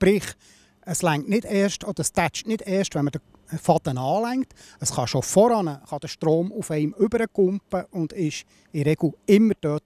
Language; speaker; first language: German; native; German